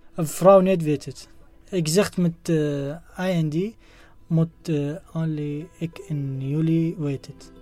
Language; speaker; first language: Dutch; non-native, learner; Arabic